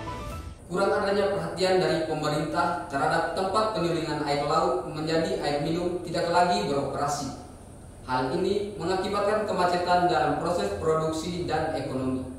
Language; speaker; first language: Indonesian; native; Indonesian